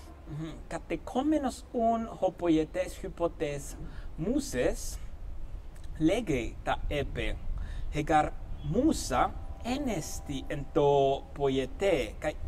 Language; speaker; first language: Greek; non-native, fluent; Spanish